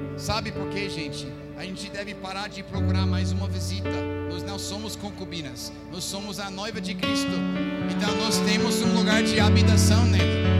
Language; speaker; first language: Portuguese; non-native, fluent; English